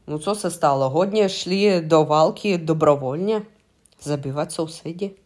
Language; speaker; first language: Czech; non-native, fluent; Russian